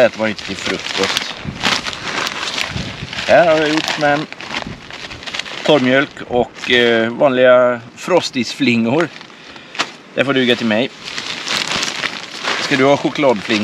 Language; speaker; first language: Swedish; native; Swedish